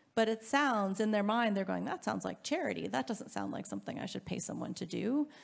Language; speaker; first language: English; native; English